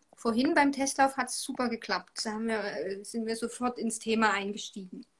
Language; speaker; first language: German; native; German